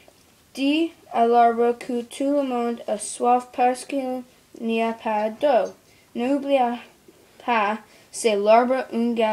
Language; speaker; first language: French; non-native, learner; English